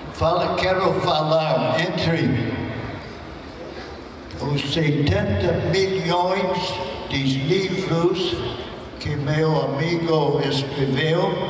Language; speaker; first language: Portuguese; non-native, fluent; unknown